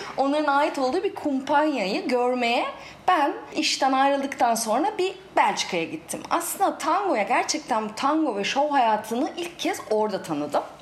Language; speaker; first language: Turkish; native; Turkish